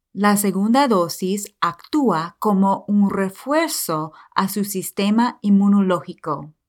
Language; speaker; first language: Spanish; non-native, fluent; English